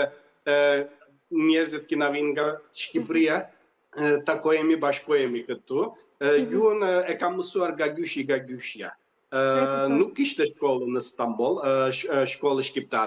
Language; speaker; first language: Albanian; early bilingual, heritage; Albanian